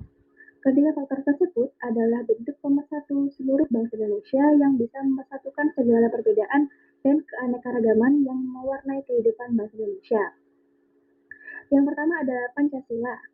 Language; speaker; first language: Indonesian; native; Indonesian